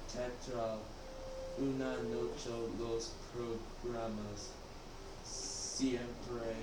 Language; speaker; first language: Spanish; non-native, learner; English